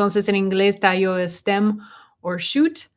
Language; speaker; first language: Spanish; non-native, learner; English